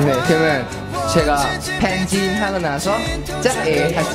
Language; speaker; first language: Korean; non-native, learner; Thai